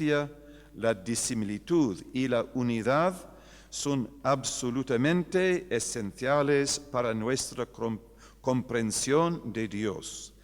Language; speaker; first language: Spanish; non-native, fluent; English